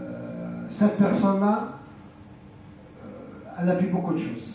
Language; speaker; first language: French; non-native, local second language; Arabic